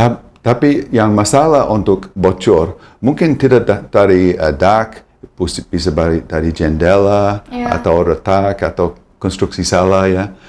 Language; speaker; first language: Indonesian; non-native, fluent; English